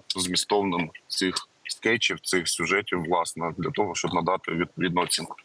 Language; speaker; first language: Ukrainian; native; Ukrainian